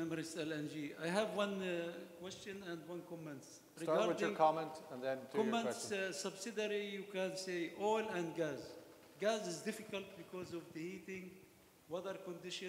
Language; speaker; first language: English; non-native, learner; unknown